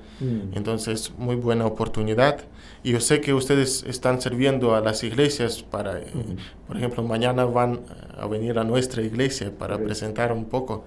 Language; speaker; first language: Spanish; non-native, learner; Russian